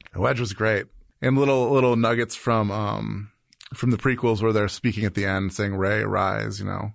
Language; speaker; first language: English; native; English